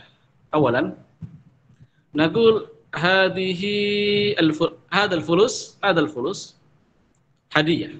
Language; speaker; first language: Arabic; non-native, fluent; Indonesian